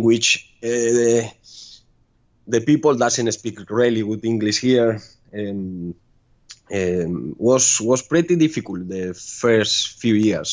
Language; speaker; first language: English; non-native, fluent; Spanish